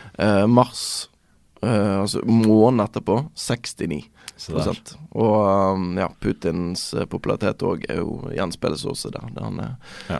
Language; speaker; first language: Norwegian; native; Norwegian